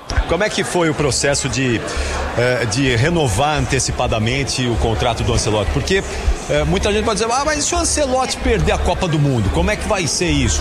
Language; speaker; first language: Portuguese; native; Portuguese